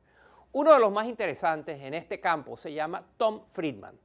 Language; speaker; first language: Spanish; native; Spanish